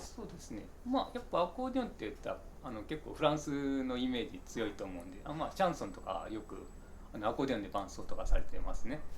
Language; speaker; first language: Japanese; native; Japanese